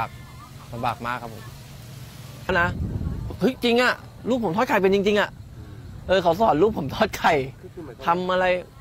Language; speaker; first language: Thai; native; Thai